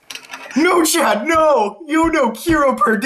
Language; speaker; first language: Spanish; non-native, learner; English